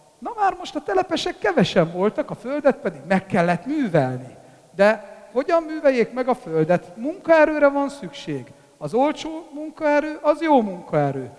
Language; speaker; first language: Hungarian; native; Hungarian